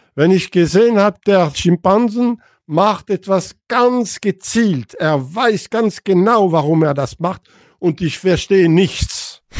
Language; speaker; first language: German; non-native, fluent; French